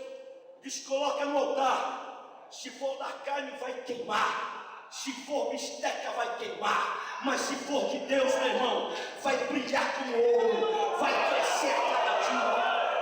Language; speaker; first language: Portuguese; native; Portuguese